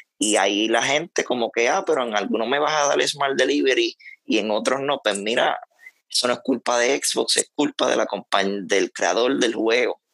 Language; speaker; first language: Spanish; native; Spanish